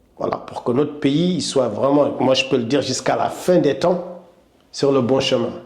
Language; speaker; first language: French; non-native, local second language; Wolof